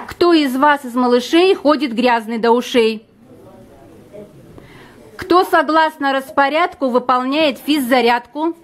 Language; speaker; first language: Russian; native; Russian